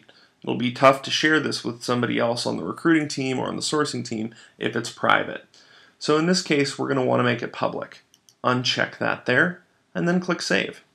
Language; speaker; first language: English; native; English